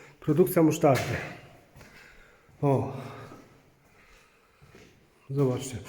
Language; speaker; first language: Polish; native; Polish